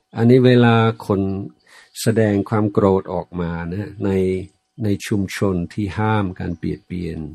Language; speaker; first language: Thai; non-native, fluent; English